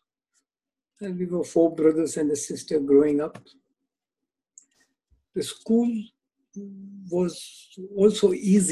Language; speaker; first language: English; non-native, local second language; Gujarati